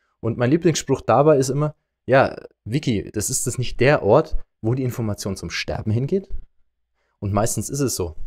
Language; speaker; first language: German; native; German